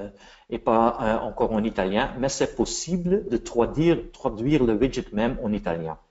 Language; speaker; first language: French; non-native, fluent; Dutch